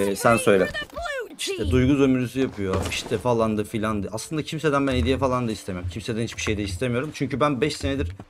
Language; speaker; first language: Turkish; native; Turkish